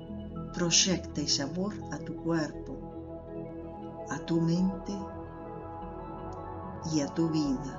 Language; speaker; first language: Spanish; non-native, fluent; Portuguese